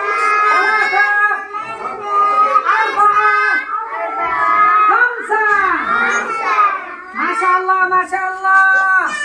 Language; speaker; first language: Arabic; non-native, fluent; Bangla